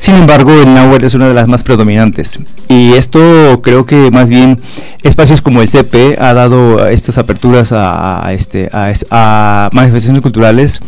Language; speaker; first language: Spanish; non-native, local second language; Nahuatl languages